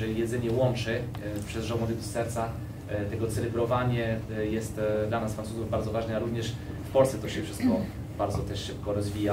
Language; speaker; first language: Polish; non-native, fluent; French